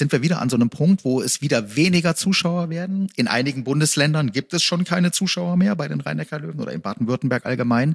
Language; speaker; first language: German; native; German